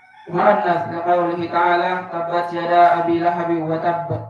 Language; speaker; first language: Arabic; non-native, learner; Indonesian